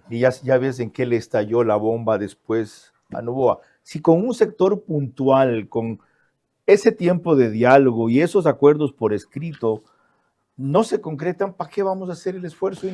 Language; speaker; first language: Spanish; native; Spanish